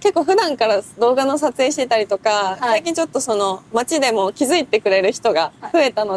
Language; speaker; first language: Japanese; native; Japanese